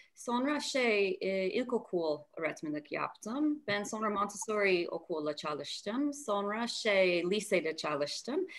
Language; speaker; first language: Turkish; non-native, learner; English